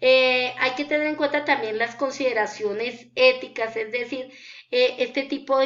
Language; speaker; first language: Spanish; native; Spanish